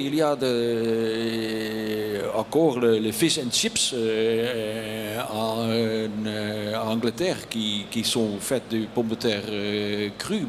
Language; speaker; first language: French; non-native, learner; Dutch